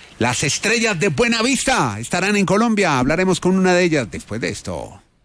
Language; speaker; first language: Spanish; native; Spanish